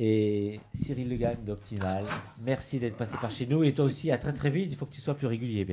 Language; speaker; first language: French; native; French